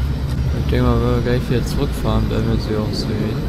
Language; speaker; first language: German; native; German